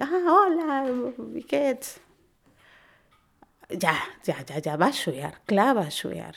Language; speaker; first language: German; non-native, learner; Spanish